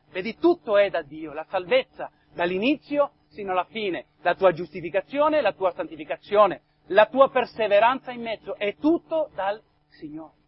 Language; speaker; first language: Italian; non-native, fluent; English